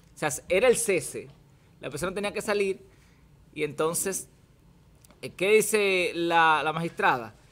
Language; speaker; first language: Spanish; native; Spanish